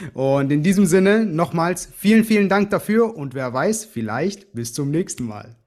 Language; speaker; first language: German; early bilingual, other home language; Greek